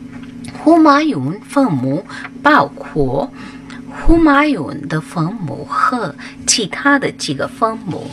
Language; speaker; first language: Chinese; non-native, fluent; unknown